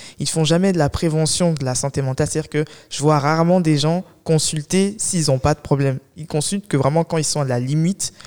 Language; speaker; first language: French; native; French